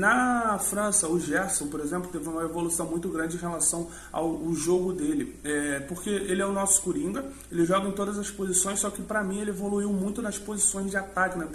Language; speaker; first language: Portuguese; native; Portuguese